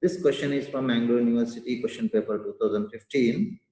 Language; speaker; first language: English; non-native, local second language; Kannada